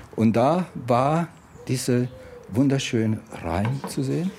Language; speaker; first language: German; non-native, fluent; Italian